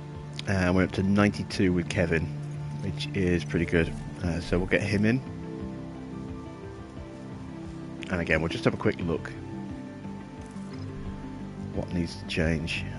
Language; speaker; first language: English; native; English